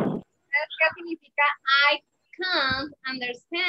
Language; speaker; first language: English; non-native, fluent; Spanish